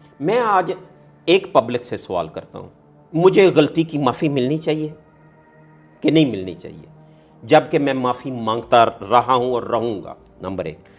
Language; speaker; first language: Urdu; non-native, local second language; Punjabi